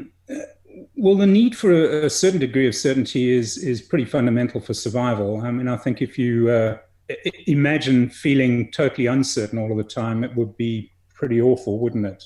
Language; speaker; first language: English; native; English